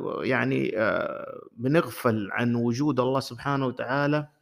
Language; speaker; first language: Arabic; native; Arabic